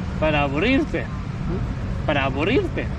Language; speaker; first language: Spanish; non-native, learner; English